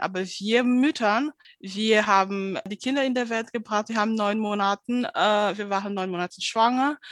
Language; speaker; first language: German; non-native, fluent; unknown